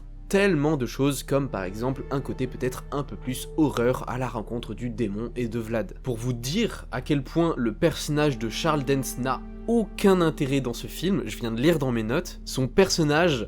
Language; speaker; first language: French; native; French